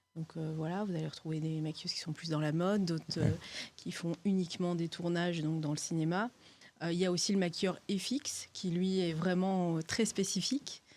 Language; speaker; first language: French; early bilingual, other home language; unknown